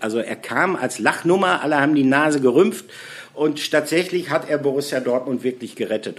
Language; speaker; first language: German; native; German